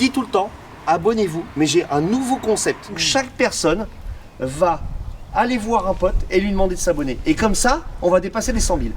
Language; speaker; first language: French; native; French